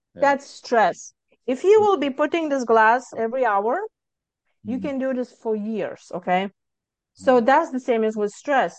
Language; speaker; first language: English; non-native, fluent; Lithuanian